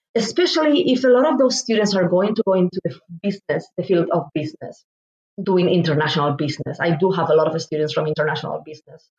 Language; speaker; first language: English; non-native, fluent; Spanish